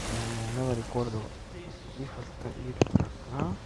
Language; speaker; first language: Spanish; non-native, learner; French